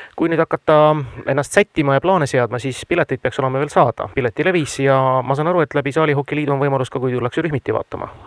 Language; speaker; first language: Estonian; native; Estonian